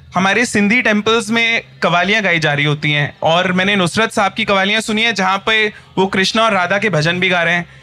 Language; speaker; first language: Hindi; native; Hindi